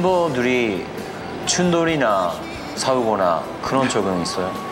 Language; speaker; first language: Korean; non-native, learner; Japanese